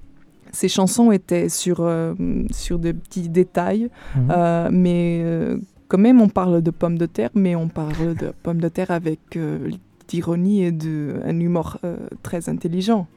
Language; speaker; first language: French; non-native, fluent; Portuguese